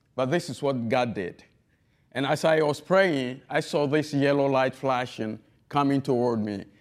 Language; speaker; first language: English; non-native, fluent; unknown